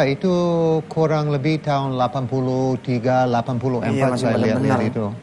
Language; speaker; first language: Indonesian; non-native, learner; English